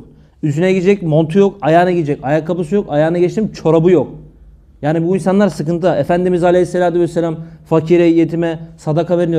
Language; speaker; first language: Turkish; native; Turkish